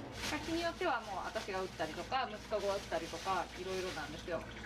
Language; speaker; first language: Japanese; native; Japanese